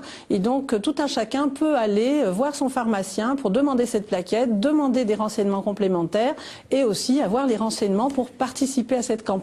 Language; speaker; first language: French; native; French